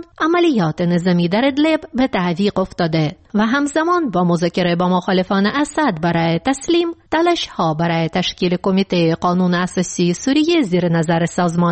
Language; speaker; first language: Persian; native; Persian